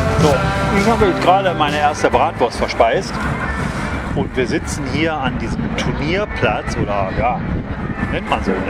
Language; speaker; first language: German; native; German